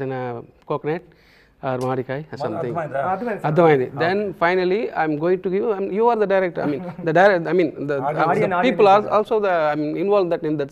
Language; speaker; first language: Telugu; non-native, local second language; Tamil